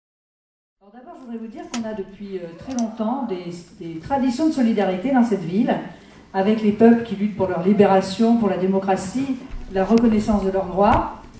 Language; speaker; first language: French; native; French